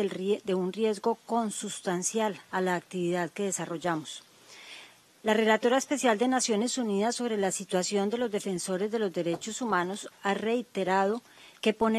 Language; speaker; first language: Spanish; native; Spanish